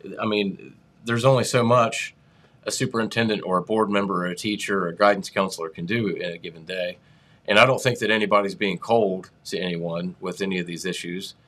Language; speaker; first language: English; native; English